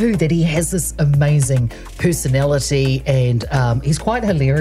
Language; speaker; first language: English; non-native, local second language; Samoan